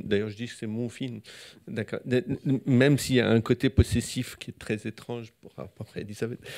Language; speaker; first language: French; non-native, local second language; Arabic